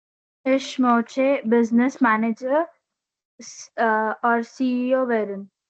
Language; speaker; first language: German; non-native, learner; Kannada